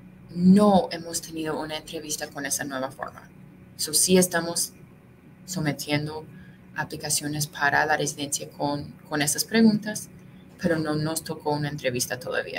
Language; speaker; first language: Spanish; non-native, fluent; English